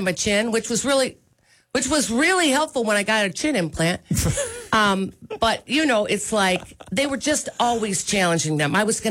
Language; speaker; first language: English; native; English